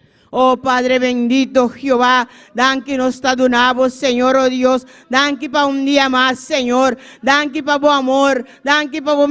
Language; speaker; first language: Spanish; non-native, learner; Papiamento